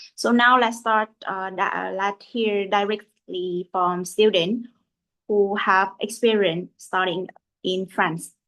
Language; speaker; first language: English; non-native, fluent; Vietnamese